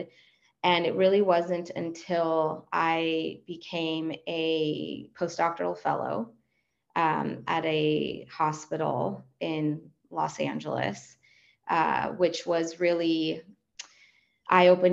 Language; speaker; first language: English; non-native, fluent; Spanish